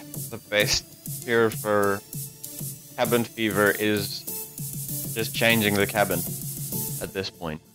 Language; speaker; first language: English; non-native, local second language; Afrikaans